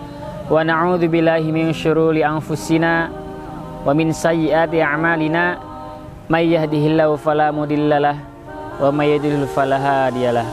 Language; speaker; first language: Indonesian; native; Indonesian